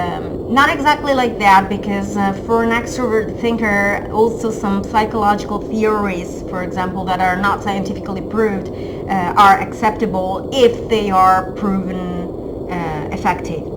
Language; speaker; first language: English; non-native, fluent; Italian